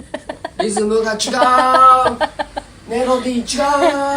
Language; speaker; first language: Japanese; native; Japanese